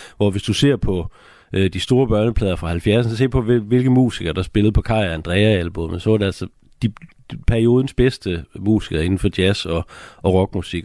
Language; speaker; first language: Danish; native; Danish